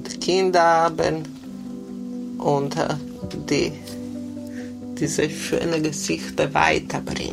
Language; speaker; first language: German; non-native, learner; Italian